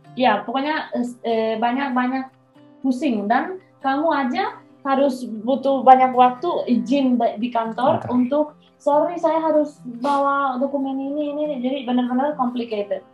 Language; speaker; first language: Indonesian; non-native, fluent; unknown